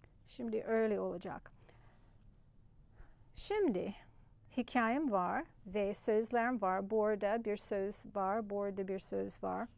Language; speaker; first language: Turkish; non-native, fluent; English